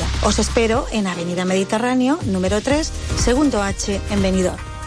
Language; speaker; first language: Spanish; native; Spanish